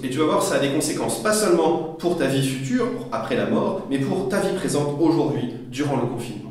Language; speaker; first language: French; native; French